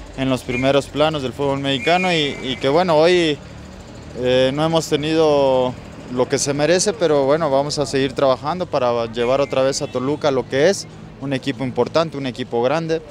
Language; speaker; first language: Spanish; native; Spanish